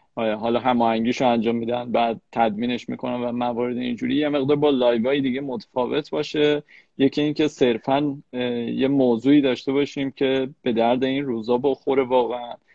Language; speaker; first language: Persian; native; Persian